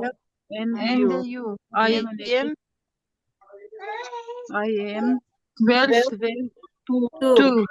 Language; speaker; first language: English; non-native, learner; Kyrgyz